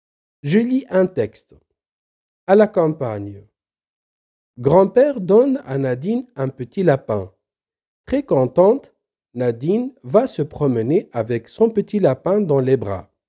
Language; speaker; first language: French; non-native, local second language; Arabic